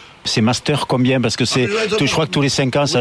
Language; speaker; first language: French; native; French